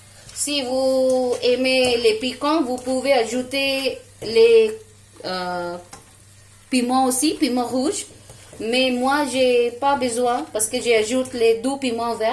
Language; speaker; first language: French; non-native, learner; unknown